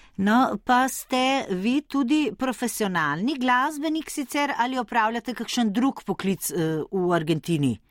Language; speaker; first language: Slovenian; native; Slovenian